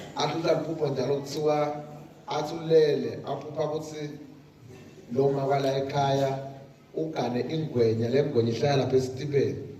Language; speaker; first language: Zulu; non-native, local second language; Swati